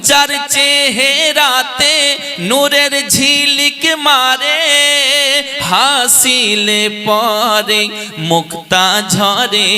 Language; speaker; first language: Bangla; native; Bangla